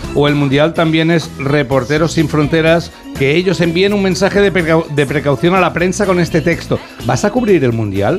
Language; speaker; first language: Spanish; native; Spanish